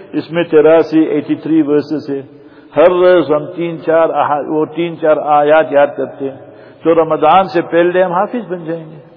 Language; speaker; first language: Urdu; non-native, fluent; Gujarati